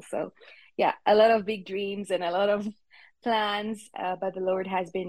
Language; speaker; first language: English; non-native, fluent; French